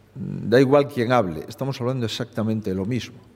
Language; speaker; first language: Spanish; native; Spanish